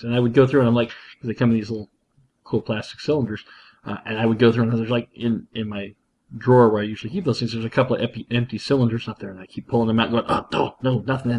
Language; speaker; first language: English; native; English